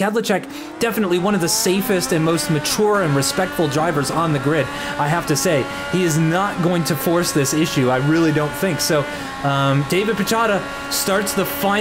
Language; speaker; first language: English; native; English